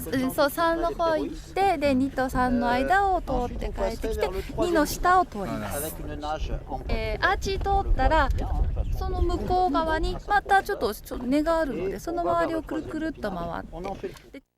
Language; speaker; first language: Japanese; native; Japanese